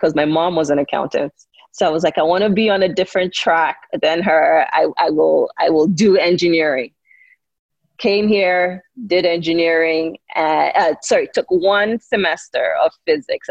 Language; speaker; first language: English; non-native, local second language; Yoruba